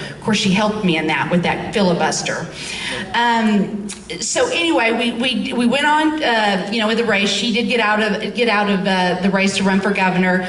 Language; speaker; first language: English; native; English